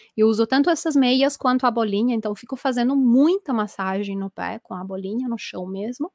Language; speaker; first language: Portuguese; non-native, fluent; Italian